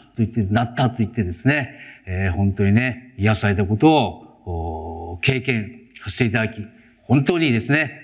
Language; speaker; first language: Japanese; native; Japanese